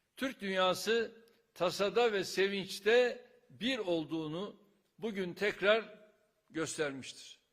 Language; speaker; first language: Turkish; native; Turkish